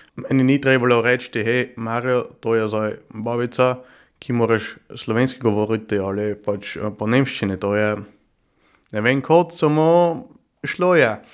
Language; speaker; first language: Slovenian; early bilingual, heritage; German